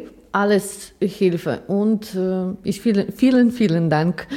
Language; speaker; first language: German; non-native, learner; Ukrainian